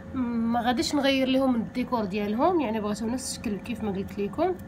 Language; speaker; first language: Arabic; native; Arabic